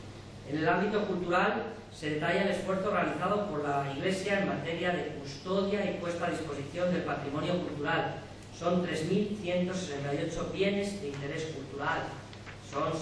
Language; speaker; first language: Spanish; native; Spanish